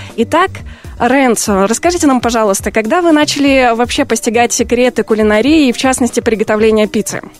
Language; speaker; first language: Russian; native; Russian